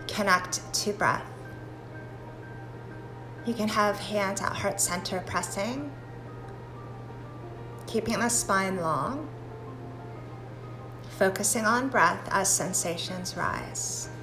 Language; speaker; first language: English; native; English